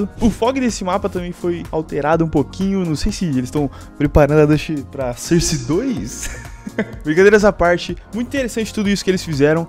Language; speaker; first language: Portuguese; native; Portuguese